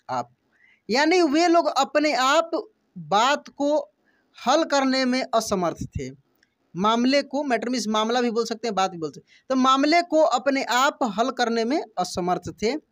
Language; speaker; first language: Hindi; native; Hindi